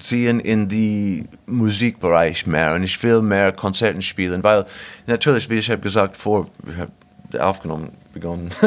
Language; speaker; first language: German; non-native, fluent; English